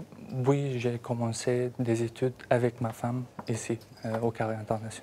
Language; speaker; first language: French; non-native, learner; Arabic